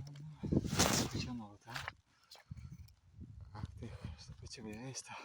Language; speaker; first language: Russian; native; Russian